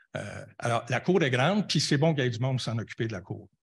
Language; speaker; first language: French; native; French